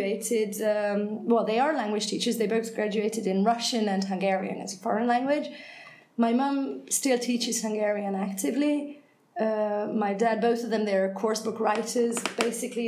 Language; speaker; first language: English; non-native, fluent; Hungarian